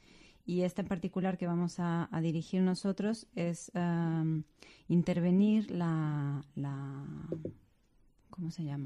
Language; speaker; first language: Spanish; native; Spanish